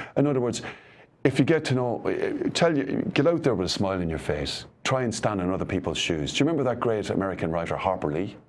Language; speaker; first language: English; native; English